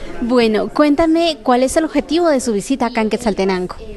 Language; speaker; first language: Spanish; native; Spanish